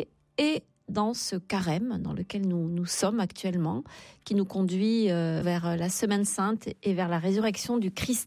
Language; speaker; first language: French; native; French